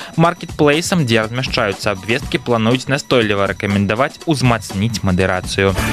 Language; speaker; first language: Belarusian; native; Belarusian